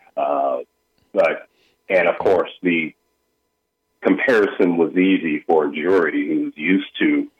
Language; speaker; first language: English; native; English